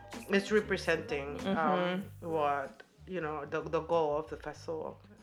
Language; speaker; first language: English; non-native, fluent; Spanish